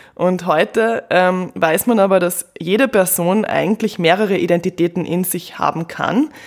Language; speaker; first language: German; native; German